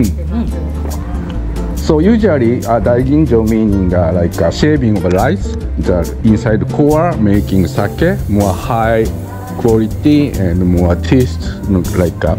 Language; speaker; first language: English; non-native, learner; Japanese